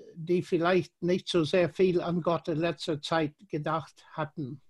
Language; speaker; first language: German; non-native, fluent; English